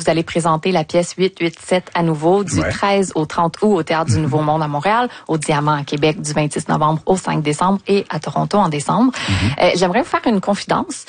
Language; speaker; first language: French; native; French